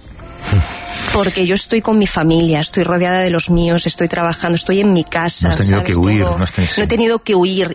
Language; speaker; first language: Spanish; native; Spanish